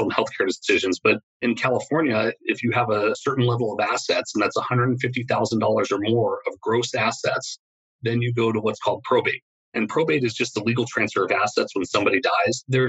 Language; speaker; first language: English; native; English